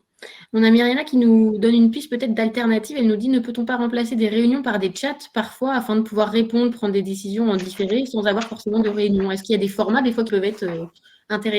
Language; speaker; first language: French; native; French